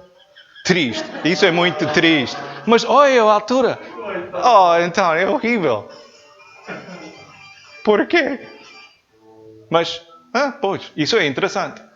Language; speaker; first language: Portuguese; non-native, learner; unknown